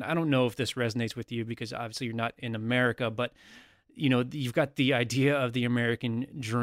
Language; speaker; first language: English; native; English